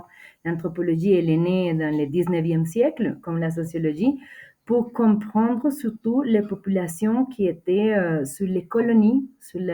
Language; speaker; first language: French; non-native, fluent; Spanish